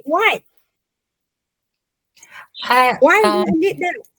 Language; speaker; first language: English; non-native, fluent; Vietnamese